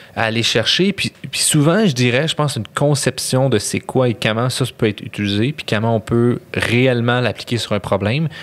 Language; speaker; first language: French; native; French